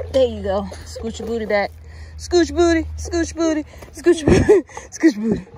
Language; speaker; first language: English; native; English